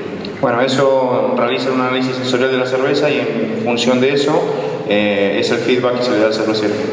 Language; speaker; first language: Spanish; native; Spanish